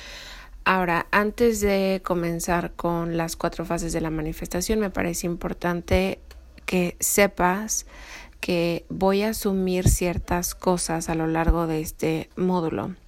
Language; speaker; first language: Spanish; native; Spanish